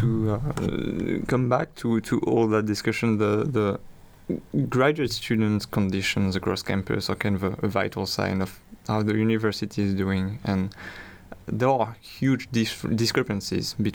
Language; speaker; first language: English; non-native, fluent; French